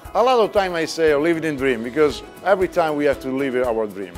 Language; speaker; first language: English; non-native, fluent; Italian